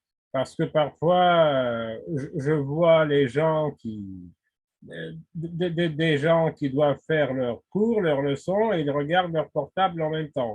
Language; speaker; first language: French; non-native, fluent; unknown